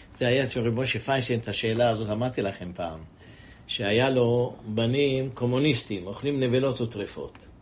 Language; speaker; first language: Hebrew; native; Hebrew